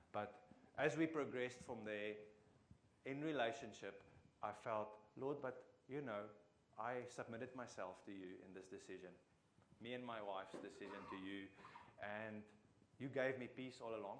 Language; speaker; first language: English; non-native, local second language; Afrikaans